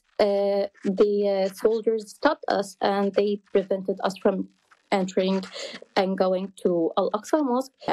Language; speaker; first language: English; non-native, fluent; Arabic